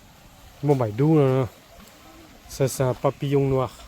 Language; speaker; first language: French; early bilingual, heritage; Vietnamese